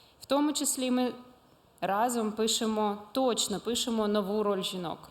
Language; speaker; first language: Ukrainian; non-native, local second language; Russian